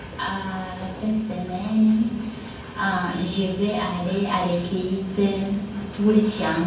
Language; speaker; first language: French; non-native, learner; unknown